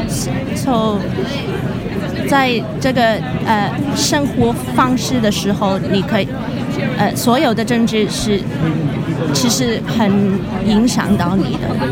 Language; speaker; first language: Chinese; non-native, local second language; Cantonese